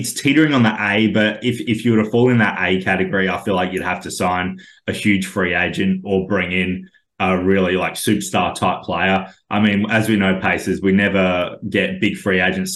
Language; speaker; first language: English; native; English